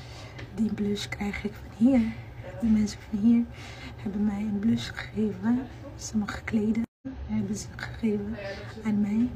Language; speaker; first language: Dutch; non-native, learner; Somali